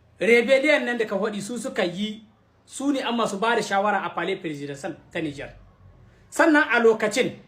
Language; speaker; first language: Hausa; native; Hausa